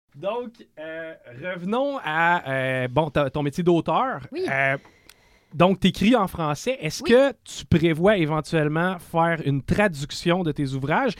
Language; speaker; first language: French; native; French